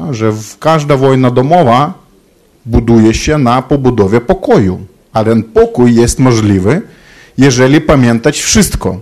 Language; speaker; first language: Polish; non-native, fluent; Ukrainian